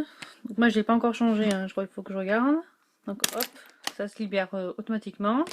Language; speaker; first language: French; native; French